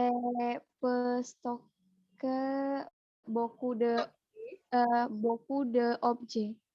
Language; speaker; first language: French; non-native, learner; Indonesian